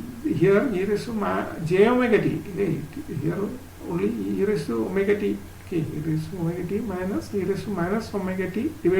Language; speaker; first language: English; non-native, local second language; Malayalam